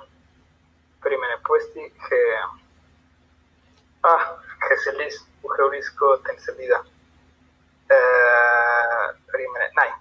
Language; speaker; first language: Greek; non-native, learner; Spanish